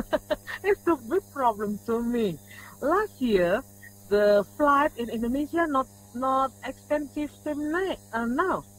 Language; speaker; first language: English; non-native, learner; Indonesian